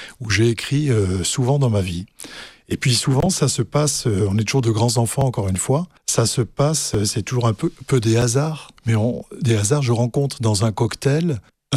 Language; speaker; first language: French; native; French